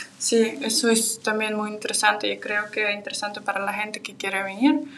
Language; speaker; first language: Spanish; non-native, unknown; Russian